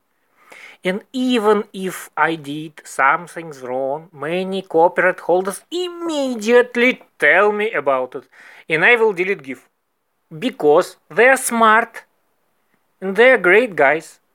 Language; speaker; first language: English; non-native, learner; Russian